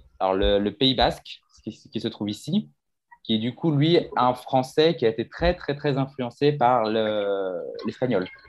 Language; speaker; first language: French; native; French